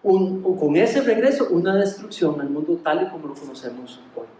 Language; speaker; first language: Spanish; native; Spanish